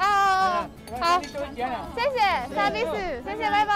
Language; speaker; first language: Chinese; non-native, fluent; Japanese